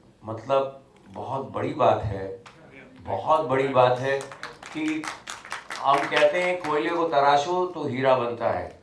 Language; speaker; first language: Hindi; native; Hindi